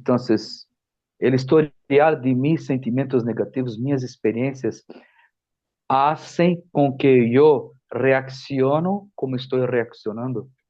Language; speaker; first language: Spanish; non-native, fluent; Portuguese